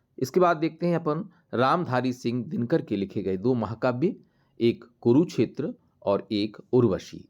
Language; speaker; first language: Hindi; native; Hindi